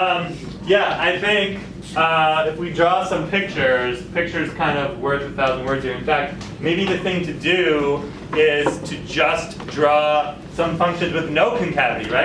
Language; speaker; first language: English; native; English